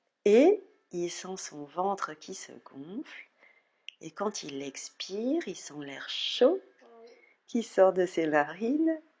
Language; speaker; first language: French; native; French